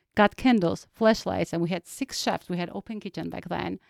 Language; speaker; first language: English; non-native, fluent; Georgian